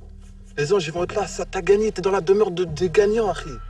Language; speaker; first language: French; native; French